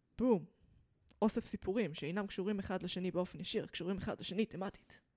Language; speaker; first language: Hebrew; early bilingual, other home language; English